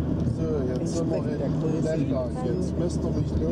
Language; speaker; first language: German; non-native, fluent; Ukrainian